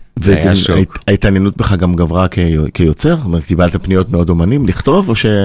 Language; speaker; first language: Hebrew; native; Hebrew